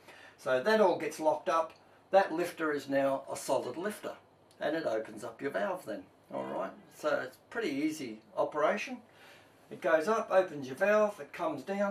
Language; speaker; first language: English; native; English